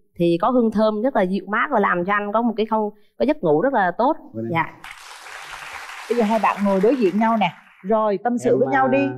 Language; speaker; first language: Vietnamese; native; Vietnamese